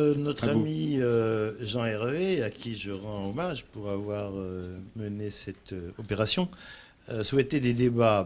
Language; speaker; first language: French; native; French